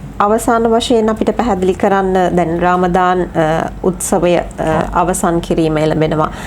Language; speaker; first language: Sinhala; native; Sinhala